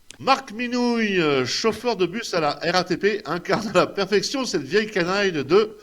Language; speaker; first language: French; native; French